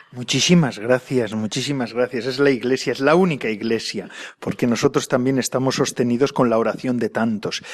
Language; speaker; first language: Spanish; native; Spanish